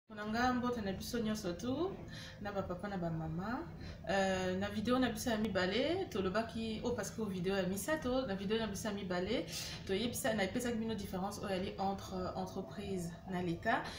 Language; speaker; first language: Lingala; native; Lingala